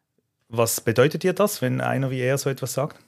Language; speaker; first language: German; native; German